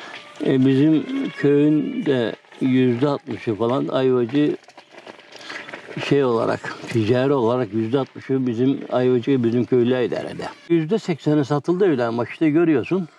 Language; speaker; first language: Turkish; native; Turkish